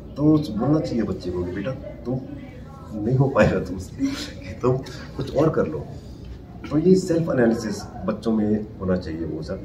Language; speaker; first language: Hindi; native; Hindi